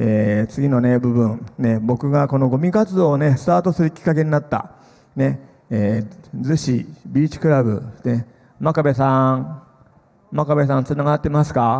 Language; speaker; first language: Japanese; native; Japanese